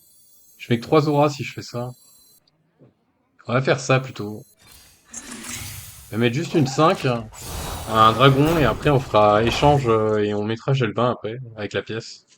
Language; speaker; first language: French; native; French